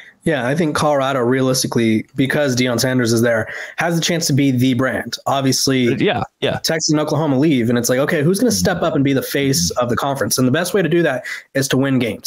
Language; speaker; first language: English; native; English